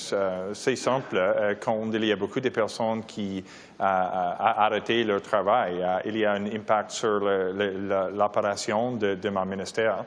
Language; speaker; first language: French; non-native, learner; English